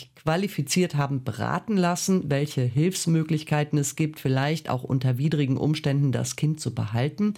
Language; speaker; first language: German; native; German